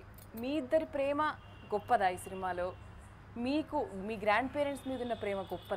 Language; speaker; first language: Telugu; native; Telugu